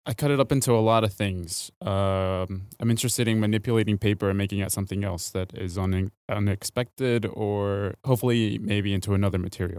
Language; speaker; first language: English; early bilingual, other home language; Spanish